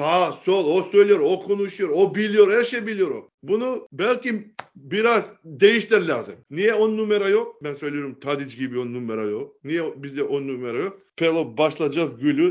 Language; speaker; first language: Turkish; non-native, learner; Macedonian